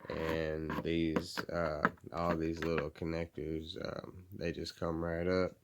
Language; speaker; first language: English; native; English